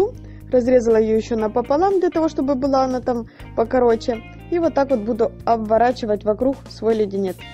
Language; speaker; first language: Russian; native; Russian